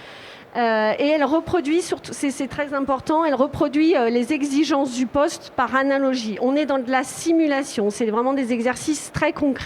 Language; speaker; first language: French; native; French